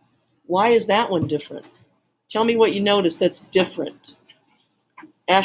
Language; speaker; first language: English; native; English